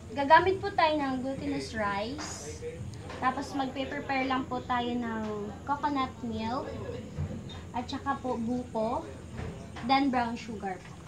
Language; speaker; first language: Filipino; non-native, local second language; Cebuano